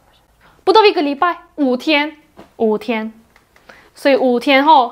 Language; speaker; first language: Chinese; non-native, fluent; Turkish